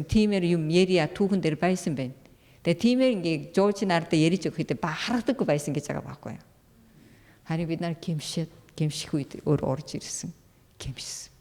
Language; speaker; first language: Mongolian; non-native, fluent; Korean